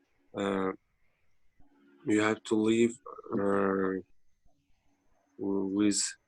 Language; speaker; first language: English; non-native, learner; Azerbaijani